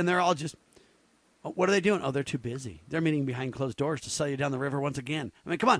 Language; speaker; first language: English; native; English